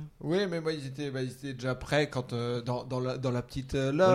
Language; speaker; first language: French; native; French